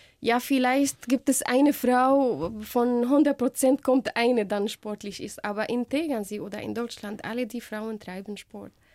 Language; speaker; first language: German; non-native, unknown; Arabic